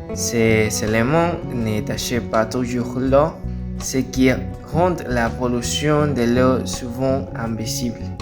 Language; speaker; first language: French; non-native, learner; Spanish